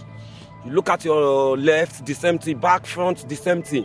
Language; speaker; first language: English; non-native, local second language; Bini